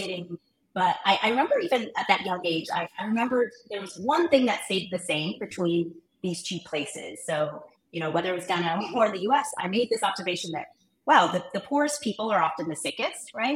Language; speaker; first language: English; early bilingual, other home language; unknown